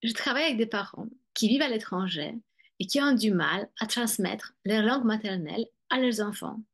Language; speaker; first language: French; non-native, fluent; Polish